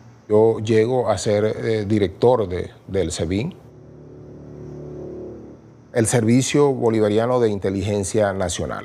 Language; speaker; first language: Spanish; native; Spanish